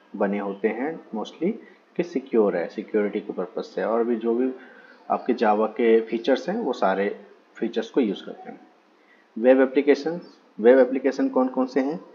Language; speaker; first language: Hindi; native; Hindi